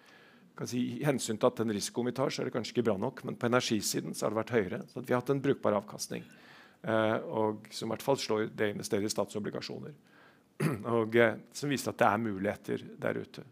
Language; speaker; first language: Norwegian; native; Norwegian